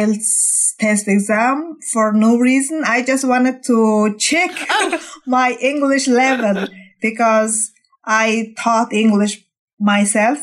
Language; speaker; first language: English; non-native, fluent; Mongolian